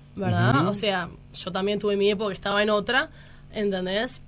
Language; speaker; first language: Spanish; native; Spanish